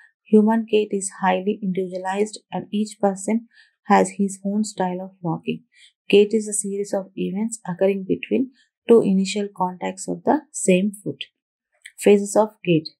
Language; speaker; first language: English; non-native, local second language; Telugu